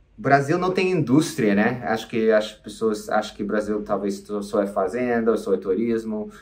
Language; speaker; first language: Portuguese; non-native, fluent; English